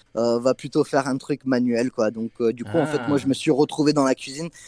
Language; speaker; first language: French; non-native, fluent; English